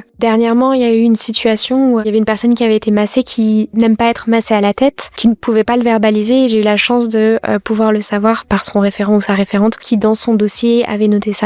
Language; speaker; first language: French; native; French